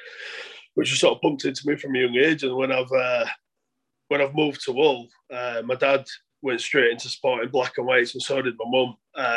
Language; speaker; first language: English; native; English